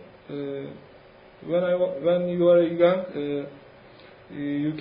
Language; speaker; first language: English; non-native, learner; Turkish